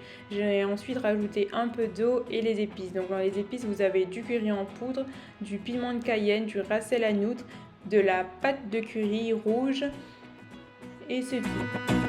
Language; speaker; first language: French; native; French